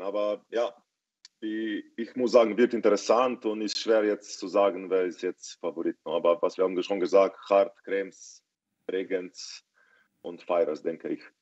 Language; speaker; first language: German; non-native, fluent; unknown